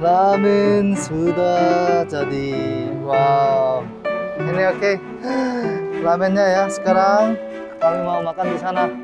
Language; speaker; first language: Indonesian; non-native, fluent; Korean